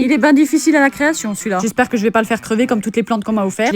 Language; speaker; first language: French; native; French